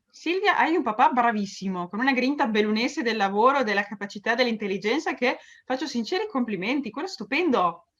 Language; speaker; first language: Italian; early bilingual, heritage; Spanish